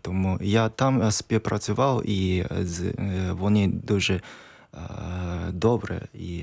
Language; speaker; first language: Ukrainian; non-native, learner; Japanese